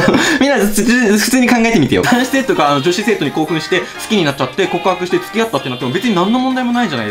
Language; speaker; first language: Japanese; native; Japanese